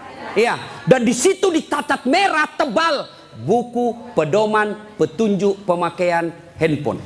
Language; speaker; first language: Indonesian; native; Indonesian